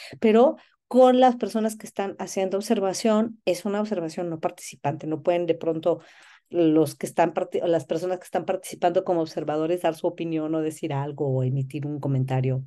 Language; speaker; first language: Spanish; native; Spanish